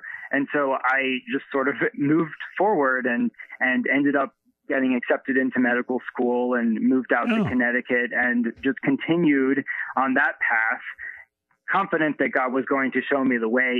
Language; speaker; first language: English; native; English